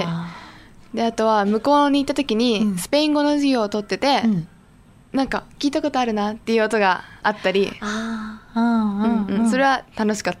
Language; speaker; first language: Japanese; native; Japanese